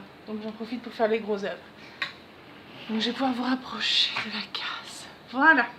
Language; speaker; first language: French; native; French